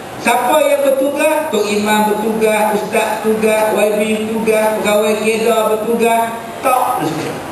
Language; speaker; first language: Malay; native; Malay